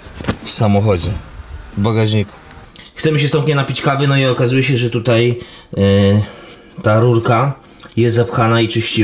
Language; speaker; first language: Polish; native; Polish